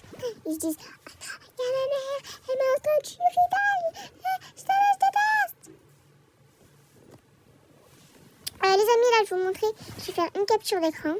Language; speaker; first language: French; native; French